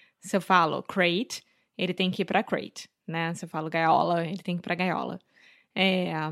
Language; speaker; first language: Portuguese; native; Portuguese